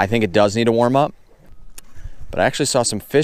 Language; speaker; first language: English; native; English